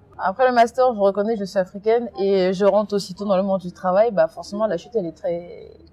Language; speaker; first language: French; early bilingual, other home language; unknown